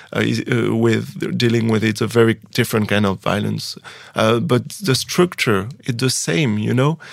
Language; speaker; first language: English; non-native, fluent; French